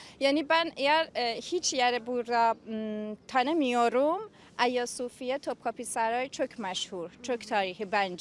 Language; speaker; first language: Turkish; non-native, learner; Persian